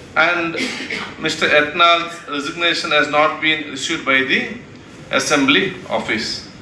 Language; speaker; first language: English; non-native, local second language; Kannada